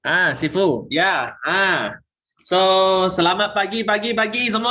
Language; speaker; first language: Malay; native; Malay